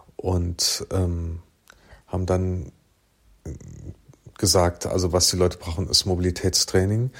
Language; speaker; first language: German; native; German